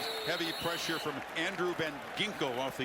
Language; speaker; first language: English; native; English